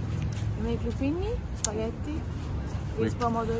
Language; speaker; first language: English; non-native, fluent; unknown